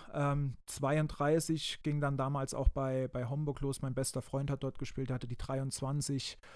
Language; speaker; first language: German; native; German